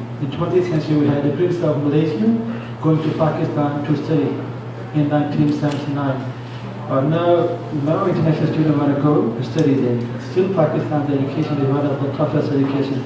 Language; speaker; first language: English; non-native, fluent; Urdu